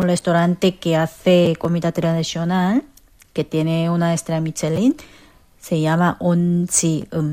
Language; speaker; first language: Spanish; non-native, fluent; Korean